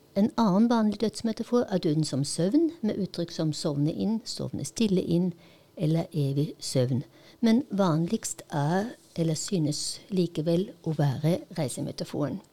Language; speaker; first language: Norwegian; non-native, fluent; Polish